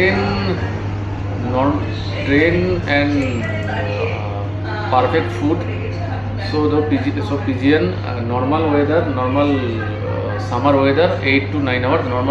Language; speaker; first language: English; non-native, learner; Bangla